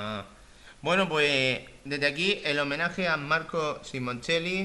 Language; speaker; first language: Spanish; native; Spanish